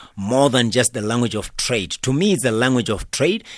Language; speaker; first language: English; non-native, local second language; Northern Sotho